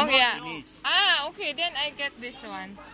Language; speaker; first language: English; non-native, learner; Filipino